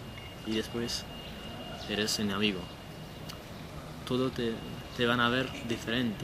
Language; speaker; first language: Spanish; non-native, learner; Persian